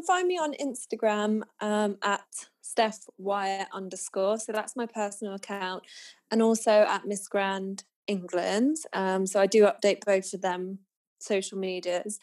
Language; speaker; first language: English; native; English